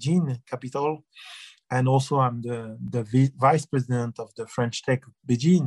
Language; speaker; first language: English; non-native, fluent; French